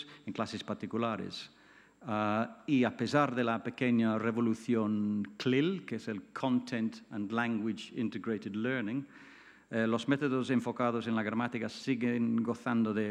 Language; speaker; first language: Spanish; non-native, fluent; English